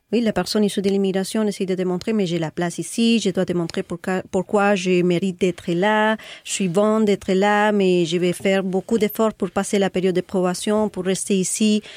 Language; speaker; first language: French; non-native, fluent; Spanish